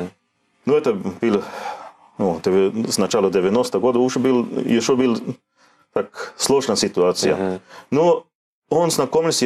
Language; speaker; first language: Russian; non-native, learner; Swedish